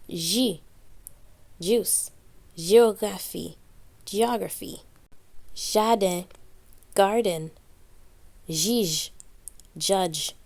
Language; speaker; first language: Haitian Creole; early bilingual, heritage; Haitian Creole